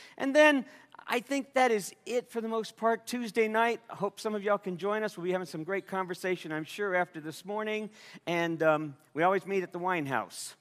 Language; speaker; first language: English; native; English